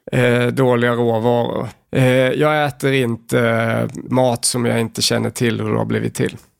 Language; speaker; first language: Swedish; native; Swedish